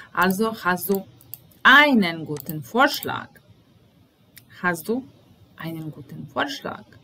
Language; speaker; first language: German; non-native, fluent; Serbian